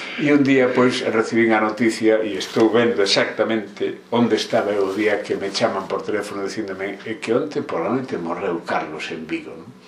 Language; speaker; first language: Galician; native; Galician